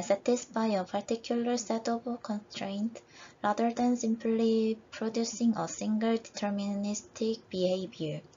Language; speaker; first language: English; non-native, fluent; Korean